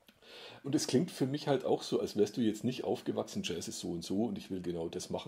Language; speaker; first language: German; native; German